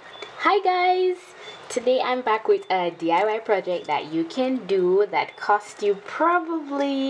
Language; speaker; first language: English; native; English